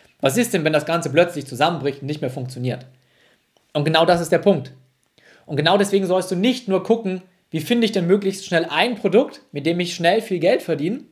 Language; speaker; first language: German; native; German